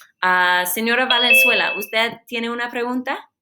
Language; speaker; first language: Spanish; non-native, fluent; English